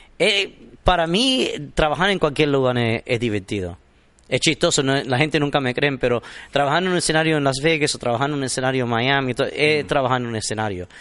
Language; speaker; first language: Spanish; early bilingual, heritage; Spanish